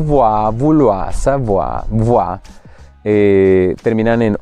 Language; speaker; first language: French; non-native, fluent; Spanish